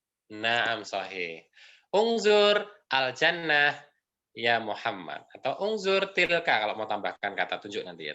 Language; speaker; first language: Indonesian; native; Indonesian